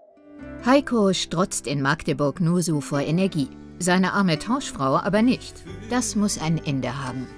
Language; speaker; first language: German; native; German